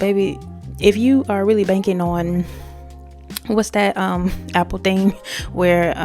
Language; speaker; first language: English; native; English